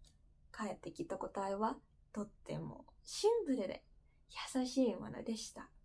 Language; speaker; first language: Japanese; non-native, fluent; Indonesian